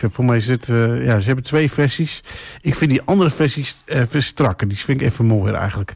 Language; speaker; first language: Dutch; native; Dutch